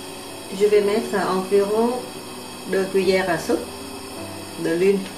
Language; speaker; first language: French; non-native, learner; Vietnamese